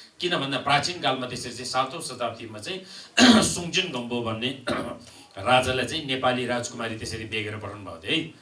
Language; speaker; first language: Nepali; non-native, local second language; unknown